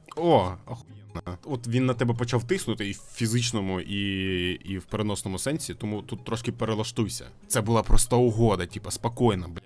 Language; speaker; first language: Ukrainian; non-native, local second language; Russian